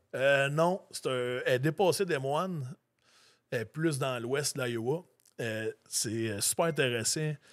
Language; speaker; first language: French; native; French